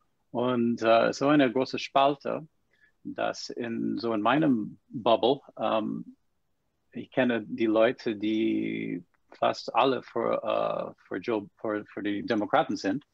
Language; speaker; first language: German; non-native, fluent; English